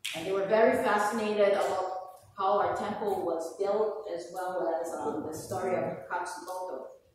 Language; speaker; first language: English; native; English